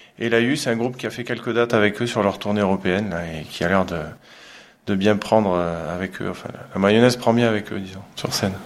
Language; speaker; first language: French; native; French